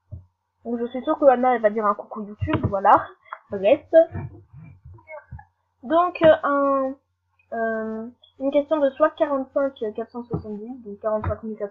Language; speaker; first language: French; native; French